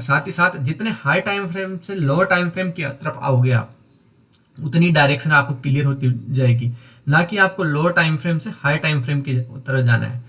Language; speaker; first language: Hindi; native; Hindi